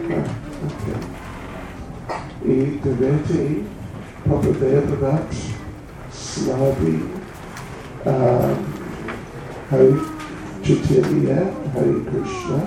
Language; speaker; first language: Russian; non-native, learner; English